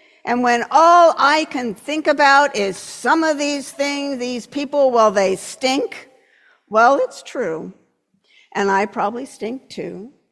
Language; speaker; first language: English; native; English